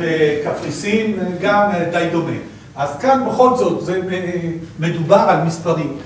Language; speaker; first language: Hebrew; non-native, fluent; French